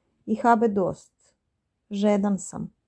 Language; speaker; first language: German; non-native, fluent; Serbian